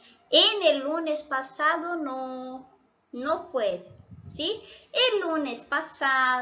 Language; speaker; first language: Spanish; non-native, fluent; Portuguese